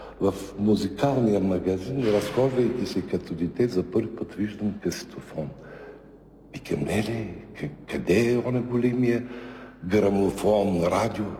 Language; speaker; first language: Bulgarian; native; Bulgarian